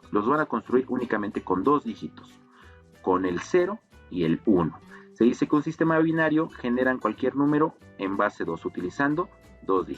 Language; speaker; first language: Spanish; native; Spanish